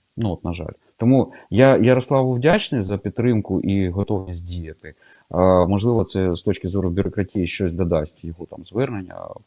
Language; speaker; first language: Ukrainian; native; Ukrainian